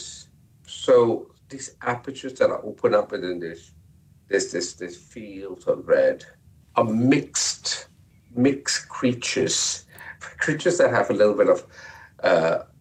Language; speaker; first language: English; non-native, local second language; Punjabi